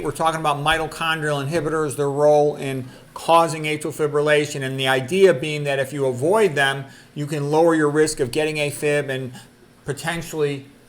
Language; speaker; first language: English; native; English